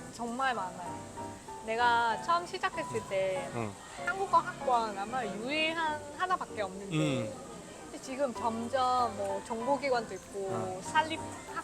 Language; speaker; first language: Korean; non-native, fluent; Vietnamese